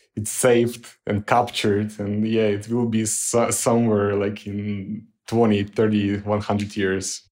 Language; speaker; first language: English; non-native, fluent; Ukrainian